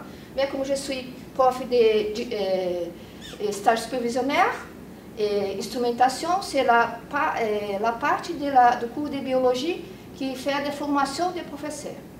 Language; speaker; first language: French; non-native, learner; Portuguese